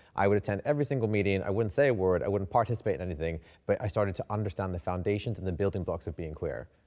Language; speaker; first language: English; native; English